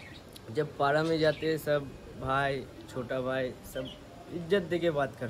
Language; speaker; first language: Hindi; non-native, local second language; Bangla